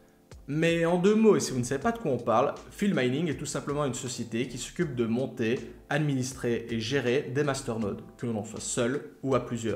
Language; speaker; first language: French; native; French